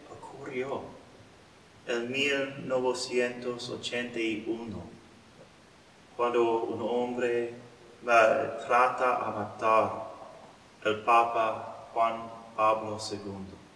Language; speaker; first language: Spanish; non-native, learner; English